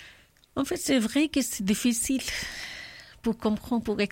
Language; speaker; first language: French; non-native, learner; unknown